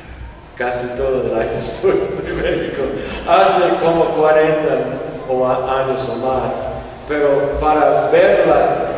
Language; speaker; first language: Spanish; non-native, fluent; English